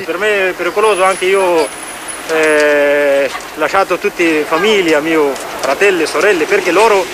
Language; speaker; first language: Italian; non-native, learner; Persian